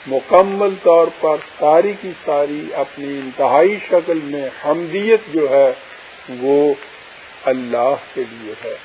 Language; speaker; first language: Urdu; native; Urdu